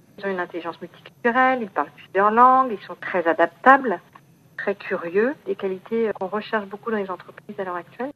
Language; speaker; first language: French; native; French